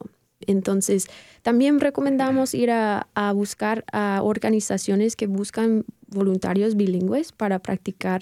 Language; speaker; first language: Spanish; non-native, fluent; English